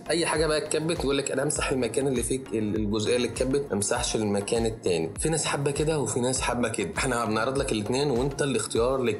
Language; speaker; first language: Arabic; native; Arabic